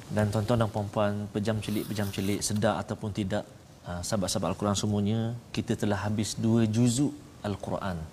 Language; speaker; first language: Malay; native; Malay